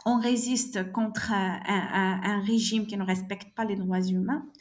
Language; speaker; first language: French; non-native, local second language; Arabic